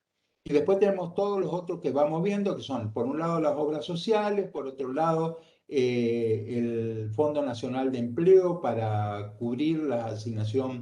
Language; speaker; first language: Spanish; native; Spanish